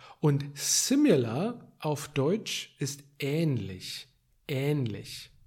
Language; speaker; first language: German; native; German